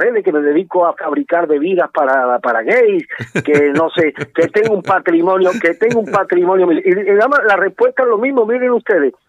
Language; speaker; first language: Spanish; native; Spanish